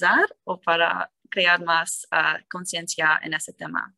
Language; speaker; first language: Spanish; non-native, learner; English